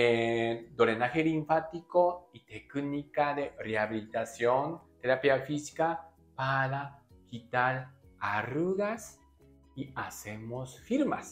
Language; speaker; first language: Spanish; non-native, learner; Japanese